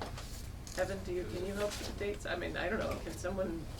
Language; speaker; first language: English; native; English